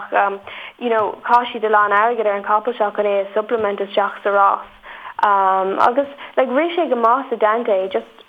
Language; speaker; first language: Irish; non-native, local second language; English